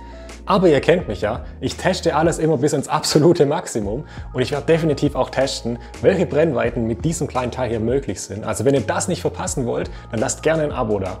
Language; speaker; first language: German; native; German